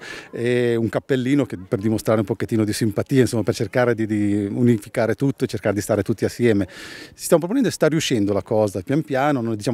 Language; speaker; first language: Italian; native; Italian